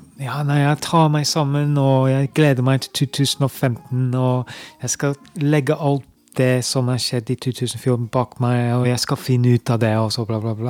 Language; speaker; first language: Norwegian; non-native, fluent; English